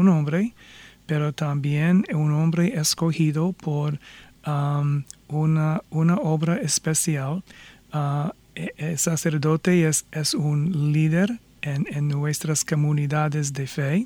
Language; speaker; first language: Spanish; non-native, fluent; English